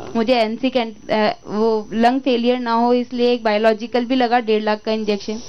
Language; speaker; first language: Hindi; native; Hindi